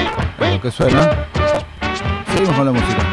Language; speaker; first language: Spanish; native; Spanish